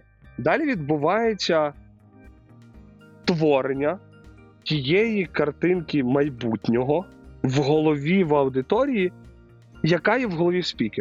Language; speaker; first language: Ukrainian; native; Ukrainian